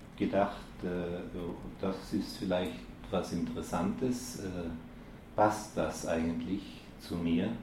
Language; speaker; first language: German; native; German